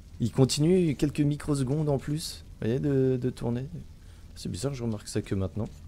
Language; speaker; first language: French; native; French